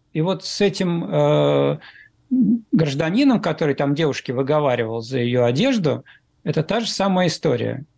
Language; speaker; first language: Russian; native; Russian